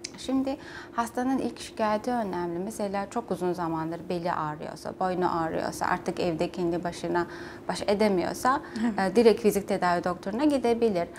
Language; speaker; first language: Turkish; non-native, fluent; Mongolian